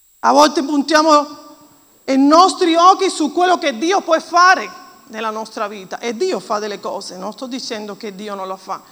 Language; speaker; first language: Italian; non-native, fluent; Spanish